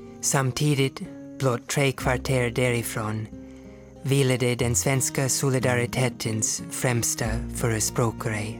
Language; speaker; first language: Swedish; non-native, fluent; English